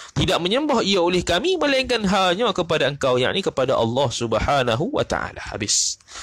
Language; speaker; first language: Malay; native; Malay